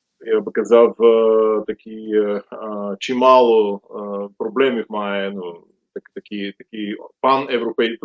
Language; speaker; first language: Ukrainian; non-native, fluent; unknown